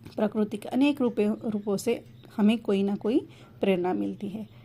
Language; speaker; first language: Hindi; non-native, local second language; Telugu